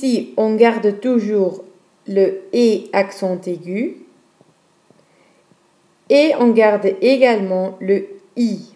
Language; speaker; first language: French; non-native, fluent; Dutch